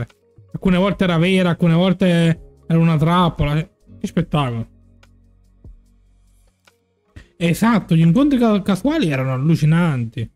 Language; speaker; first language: Italian; native; Italian